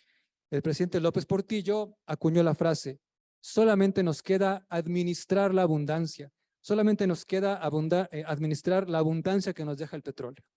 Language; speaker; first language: Spanish; native; Spanish